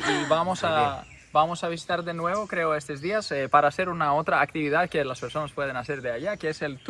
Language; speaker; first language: Spanish; non-native, fluent; Greek